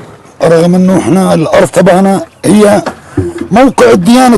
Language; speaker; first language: Arabic; native; Arabic